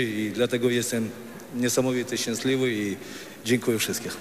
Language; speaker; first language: Polish; non-native, fluent; Russian